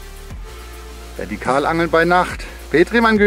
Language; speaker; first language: German; native; German